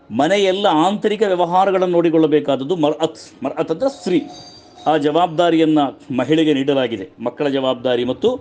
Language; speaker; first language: Kannada; non-native, local second language; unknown